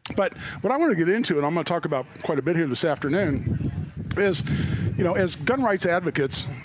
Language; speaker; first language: English; native; English